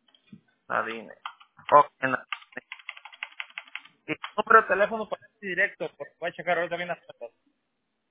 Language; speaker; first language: Spanish; native; Spanish